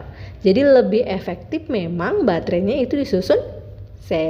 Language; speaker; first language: Indonesian; native; Indonesian